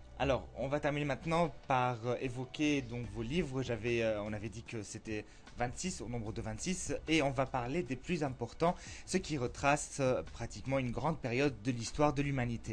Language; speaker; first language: French; native; French